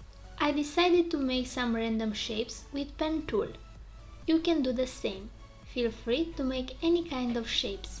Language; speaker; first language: English; non-native, fluent; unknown